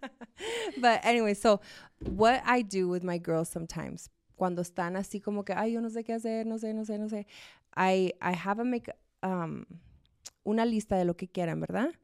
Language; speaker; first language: Spanish; early bilingual, heritage; Spanish